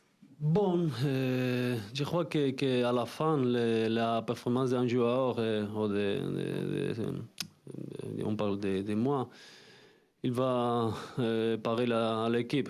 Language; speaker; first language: French; non-native, fluent; Spanish